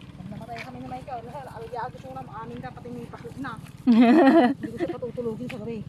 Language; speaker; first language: Filipino; non-native, local second language; Iloko